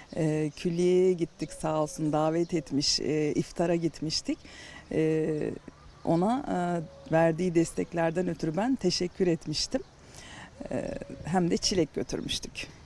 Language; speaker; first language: Turkish; native; Turkish